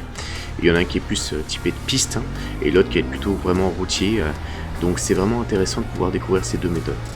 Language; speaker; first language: French; native; French